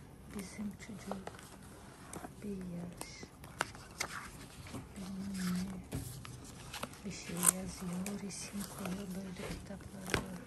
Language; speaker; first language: Turkish; non-native, learner; Russian